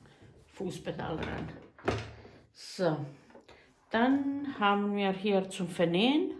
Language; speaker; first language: German; non-native, fluent; Bosnian